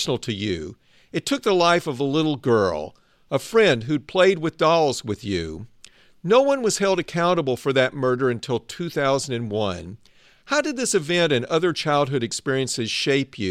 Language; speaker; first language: English; native; English